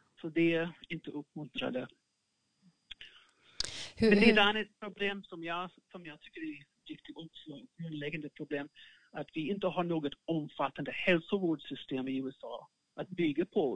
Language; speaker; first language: Swedish; non-native, fluent; English